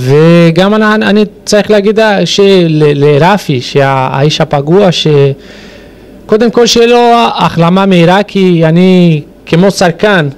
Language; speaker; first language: Hebrew; non-native, fluent; Portuguese